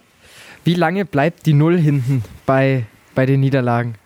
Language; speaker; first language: German; native; German